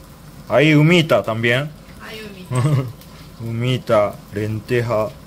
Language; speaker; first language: Spanish; non-native, learner; Japanese